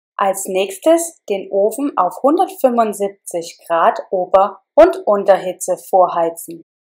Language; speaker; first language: German; native; German